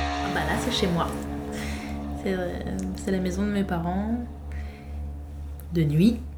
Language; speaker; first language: French; native; French